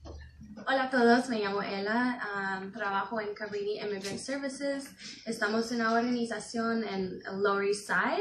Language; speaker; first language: Spanish; non-native, fluent; English